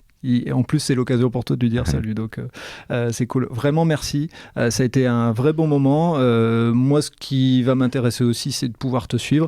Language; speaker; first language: French; native; French